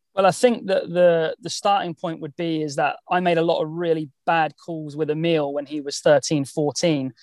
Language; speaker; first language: English; native; English